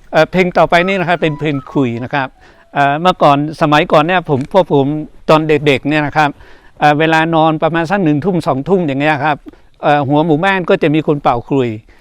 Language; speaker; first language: Thai; non-native, local second language; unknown